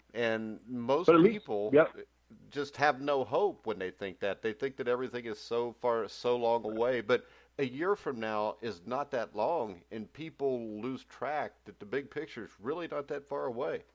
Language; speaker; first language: English; native; English